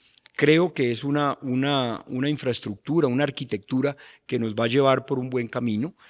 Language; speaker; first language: Spanish; native; Spanish